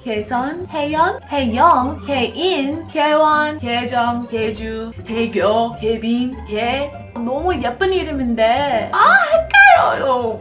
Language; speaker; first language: Korean; non-native, fluent; English